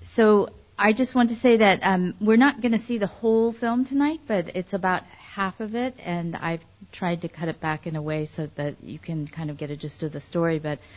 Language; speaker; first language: English; early bilingual, other home language; Japanese